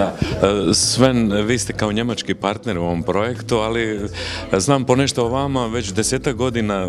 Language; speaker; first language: Croatian; native; Croatian